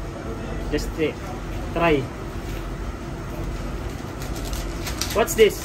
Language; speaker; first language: English; non-native, learner; Filipino